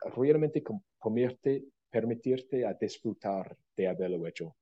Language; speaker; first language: Spanish; non-native, fluent; English